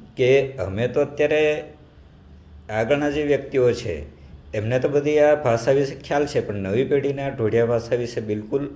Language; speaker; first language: Gujarati; non-native, local second language; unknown